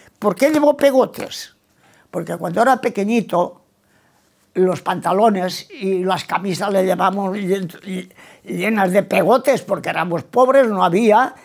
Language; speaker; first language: Spanish; non-native, local second language; Catalan